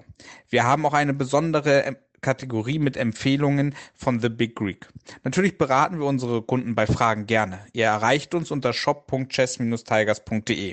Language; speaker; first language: German; native; German